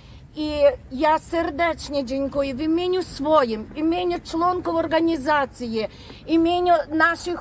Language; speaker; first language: Polish; non-native, fluent; Ukrainian